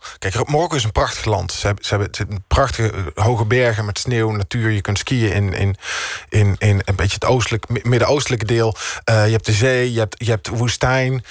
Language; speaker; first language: Dutch; native; Dutch